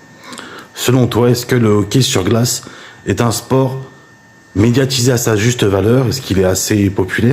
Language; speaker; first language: French; native; French